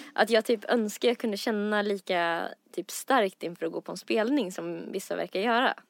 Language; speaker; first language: Swedish; native; Swedish